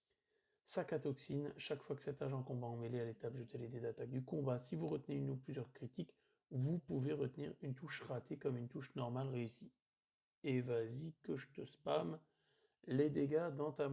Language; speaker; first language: French; native; French